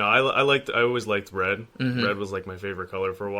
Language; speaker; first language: English; native; English